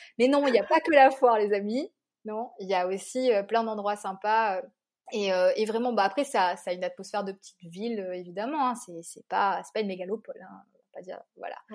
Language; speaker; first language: French; native; French